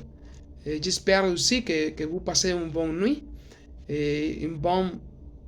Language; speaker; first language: French; non-native, learner; Spanish